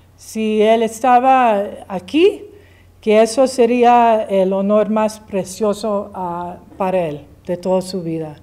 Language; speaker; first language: Spanish; early bilingual, heritage; English